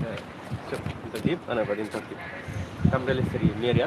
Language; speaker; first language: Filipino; non-native, learner; Indonesian